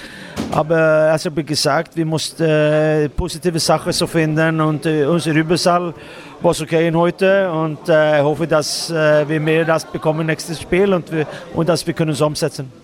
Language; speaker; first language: German; non-native, learner; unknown